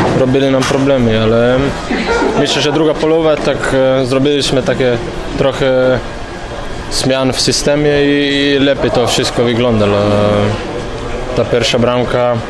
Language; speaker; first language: Polish; non-native, learner; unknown